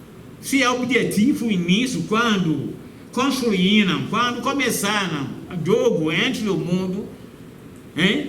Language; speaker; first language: Portuguese; non-native, fluent; Yoruba